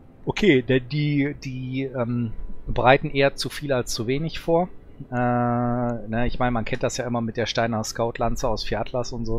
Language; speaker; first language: German; native; German